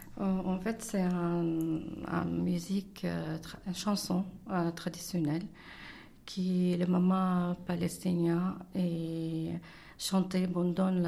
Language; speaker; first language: French; non-native, learner; Arabic